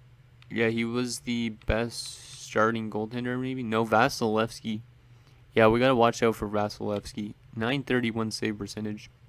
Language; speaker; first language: English; native; English